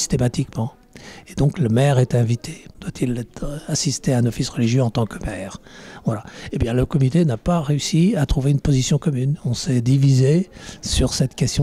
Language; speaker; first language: French; native; French